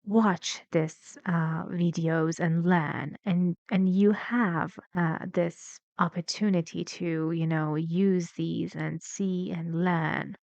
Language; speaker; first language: English; non-native, fluent; Persian